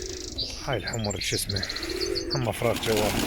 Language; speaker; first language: Arabic; native; Arabic